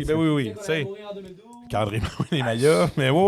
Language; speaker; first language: French; native; French